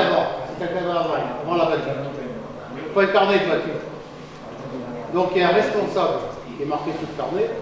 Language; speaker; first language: French; native; French